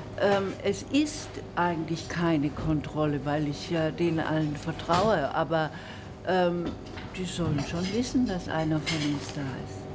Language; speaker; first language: German; native; German